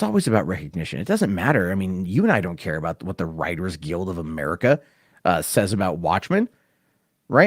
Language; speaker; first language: English; native; English